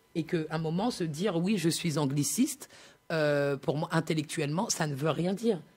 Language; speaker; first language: French; native; French